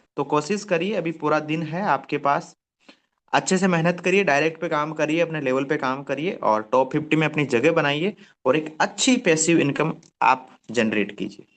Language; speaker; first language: Hindi; native; Hindi